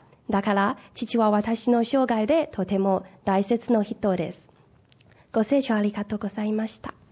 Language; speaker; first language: Japanese; non-native, learner; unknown